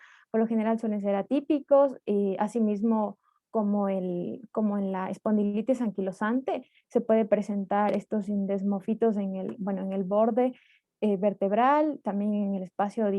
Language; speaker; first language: Spanish; native; Spanish